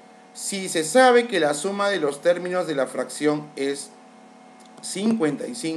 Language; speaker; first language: Spanish; native; Spanish